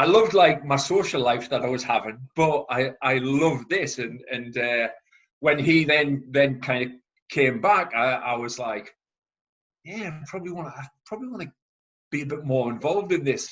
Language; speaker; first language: English; native; English